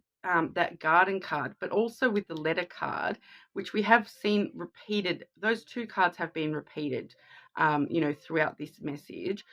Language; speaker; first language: English; native; English